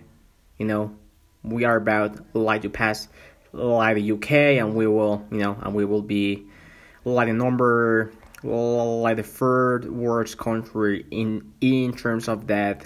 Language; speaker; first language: English; non-native, fluent; Spanish